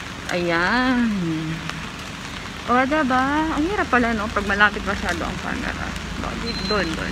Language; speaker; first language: Filipino; non-native, local second language; Cebuano